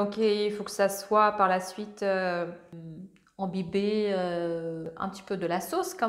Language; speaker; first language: French; non-native, fluent; Ukrainian